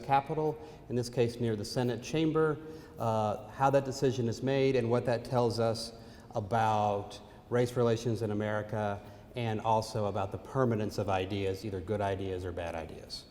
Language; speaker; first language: English; native; English